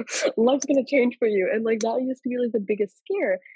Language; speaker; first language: English; early bilingual, other home language; Telugu